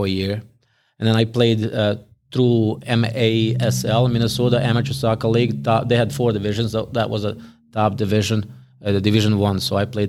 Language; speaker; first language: English; non-native, fluent; Bosnian